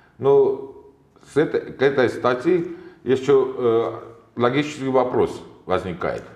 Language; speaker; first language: Russian; non-native, local second language; Armenian